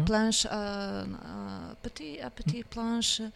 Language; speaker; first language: French; non-native, learner; Portuguese